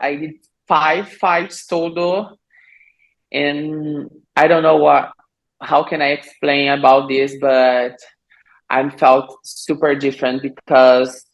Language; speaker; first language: English; non-native, learner; Portuguese